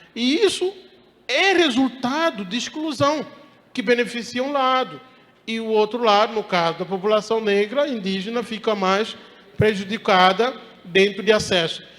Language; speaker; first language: Portuguese; non-native, local second language; Upper Guinea Crioulo